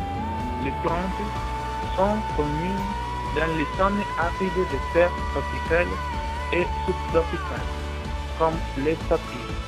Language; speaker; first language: French; non-native, learner; Spanish